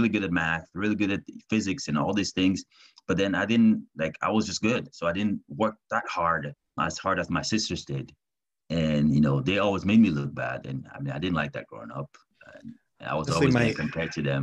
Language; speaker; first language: English; non-native, local second language; French